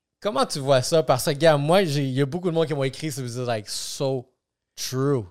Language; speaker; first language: French; early bilingual, other home language; Spanish